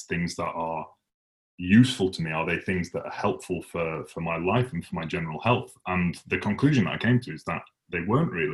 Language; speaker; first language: English; native; English